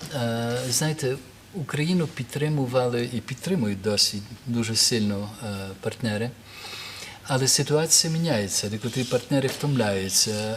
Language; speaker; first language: Ukrainian; early bilingual, heritage; Ukrainian